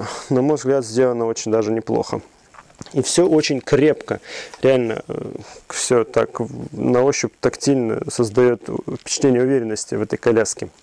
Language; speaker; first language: Russian; native; Russian